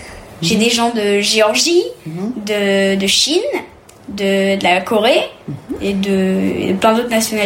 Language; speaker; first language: French; early bilingual, heritage; French